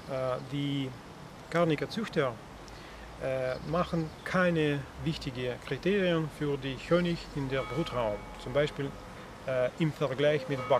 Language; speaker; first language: German; non-native, learner; Russian